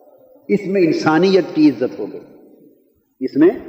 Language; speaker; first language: Urdu; native; Urdu